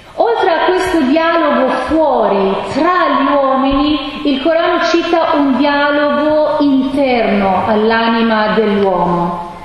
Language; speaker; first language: Italian; non-native, fluent; Persian